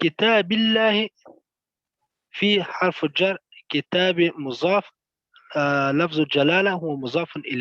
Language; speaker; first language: Arabic; non-native, learner; Pashto